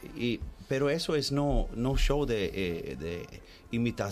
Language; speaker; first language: Spanish; non-native, learner; Swedish